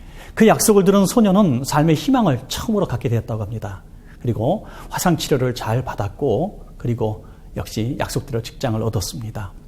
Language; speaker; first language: Korean; native; Korean